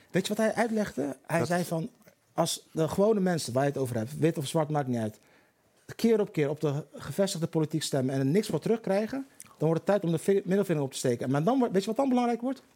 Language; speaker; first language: Dutch; early bilingual, other home language; Turkish